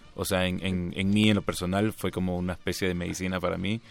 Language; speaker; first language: Spanish; native; Spanish